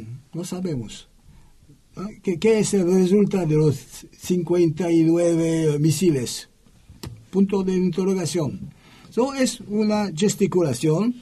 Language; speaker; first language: Spanish; non-native, learner; French